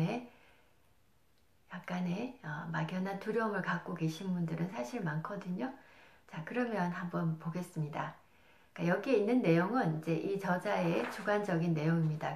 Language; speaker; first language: Korean; native; Korean